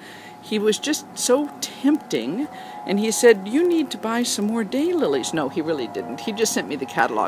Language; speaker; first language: English; native; English